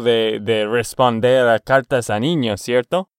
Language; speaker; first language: Spanish; non-native, learner; English